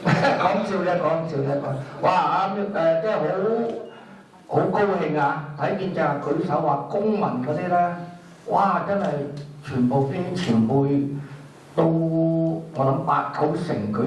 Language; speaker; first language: Cantonese; native; Cantonese